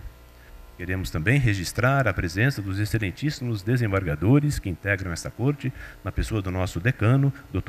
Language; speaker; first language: Portuguese; native; Portuguese